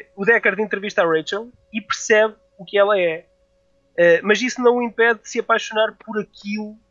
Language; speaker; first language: Portuguese; native; Portuguese